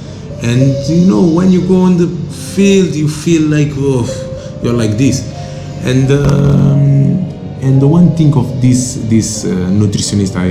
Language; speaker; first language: English; non-native, local second language; Kabuverdianu